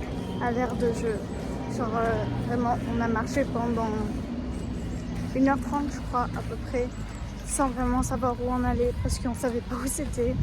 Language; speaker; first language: French; native; French